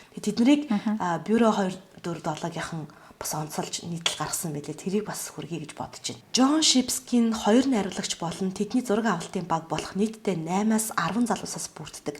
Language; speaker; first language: Mongolian; native; Mongolian